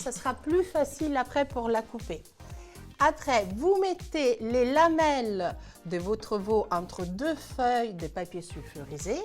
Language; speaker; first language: French; non-native, fluent; Italian